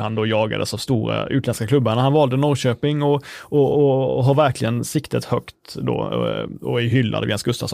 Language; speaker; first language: Swedish; native; Swedish